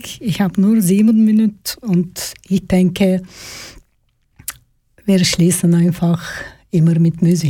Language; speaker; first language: German; non-native, fluent; Georgian